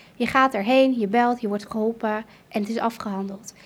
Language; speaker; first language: Dutch; early bilingual, other home language; Kurdish